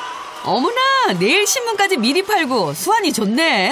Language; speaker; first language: Korean; native; Korean